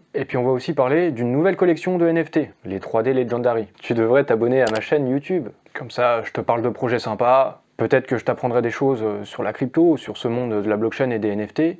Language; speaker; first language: French; native; French